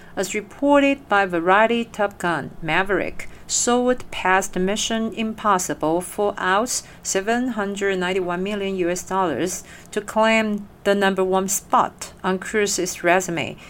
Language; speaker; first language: English; non-native, fluent; Chinese